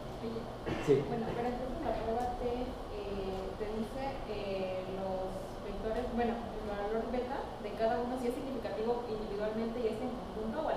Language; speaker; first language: Spanish; native; Spanish